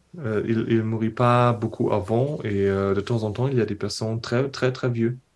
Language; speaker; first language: French; non-native, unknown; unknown